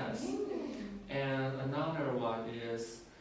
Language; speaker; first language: English; non-native, learner; Chinese